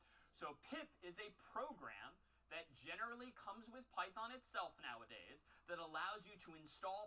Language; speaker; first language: English; native; English